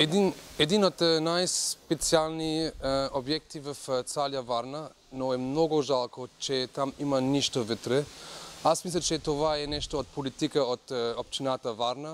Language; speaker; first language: Bulgarian; non-native, learner; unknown